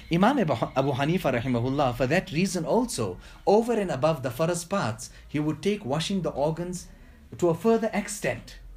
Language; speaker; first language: English; native; English